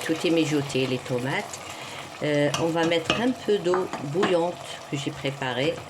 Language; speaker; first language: French; non-native, local second language; Arabic